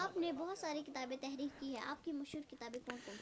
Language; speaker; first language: Hindi; non-native, local second language; Kashmiri